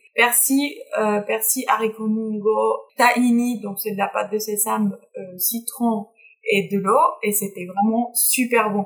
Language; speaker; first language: French; non-native, fluent; Spanish